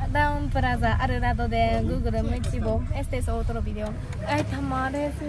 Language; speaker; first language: Spanish; non-native, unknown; Japanese